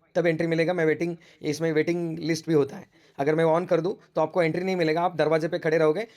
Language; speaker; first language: Hindi; non-native, local second language; Marathi